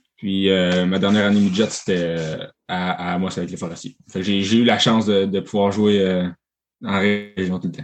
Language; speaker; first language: French; native; French